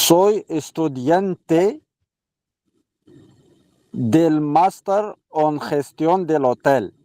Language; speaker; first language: Spanish; non-native, learner; Arabic